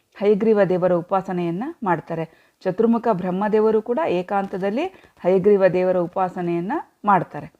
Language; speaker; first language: Kannada; native; Kannada